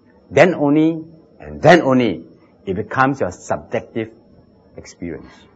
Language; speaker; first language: English; non-native, local second language; Chinese